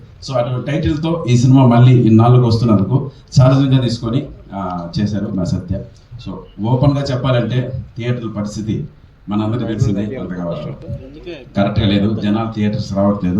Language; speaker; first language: Telugu; native; Telugu